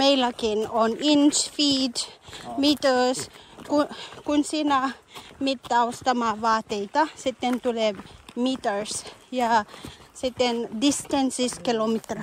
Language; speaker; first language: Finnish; non-native, learner; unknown